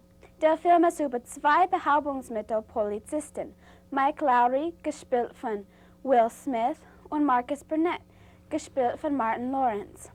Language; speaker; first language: German; non-native, learner; English